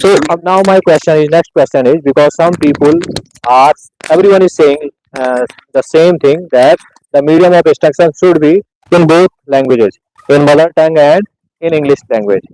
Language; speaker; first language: English; non-native, local second language; Hindi